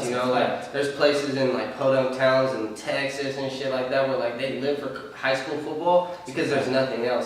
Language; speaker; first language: English; native; English